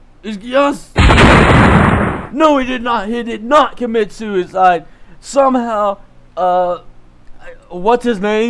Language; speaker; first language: English; native; English